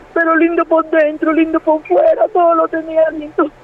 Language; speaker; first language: Spanish; native; Spanish